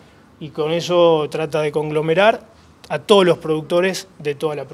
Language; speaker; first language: Spanish; native; Spanish